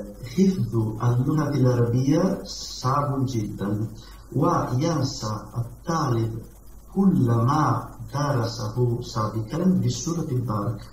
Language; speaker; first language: Arabic; non-native, learner; Italian